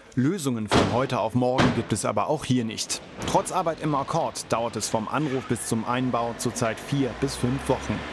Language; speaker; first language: German; native; German